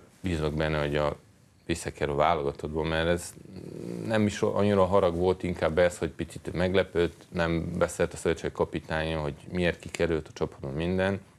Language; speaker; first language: Hungarian; non-native, fluent; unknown